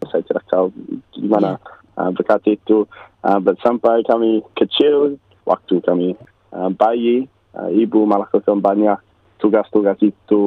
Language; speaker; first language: Indonesian; non-native, learner; English